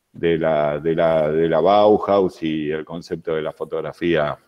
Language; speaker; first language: Spanish; native; Spanish